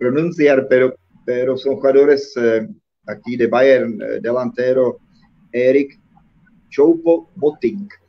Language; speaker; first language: Spanish; non-native, fluent; Czech